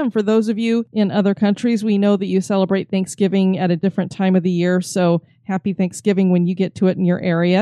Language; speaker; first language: English; native; English